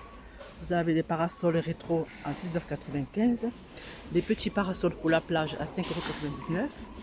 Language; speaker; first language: French; native; French